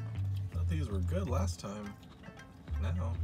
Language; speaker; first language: English; native; English